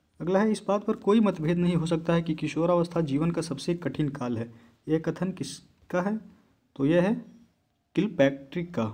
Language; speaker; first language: Hindi; native; Hindi